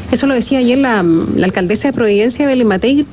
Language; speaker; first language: Spanish; native; Spanish